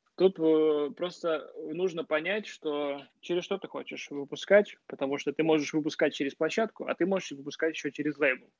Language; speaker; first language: Russian; native; Russian